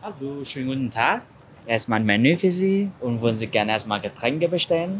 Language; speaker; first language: German; non-native, fluent; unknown